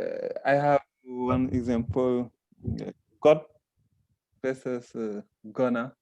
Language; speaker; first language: English; non-native, learner; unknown